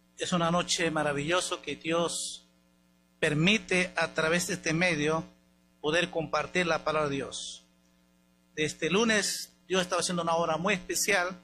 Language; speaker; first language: Spanish; native; Spanish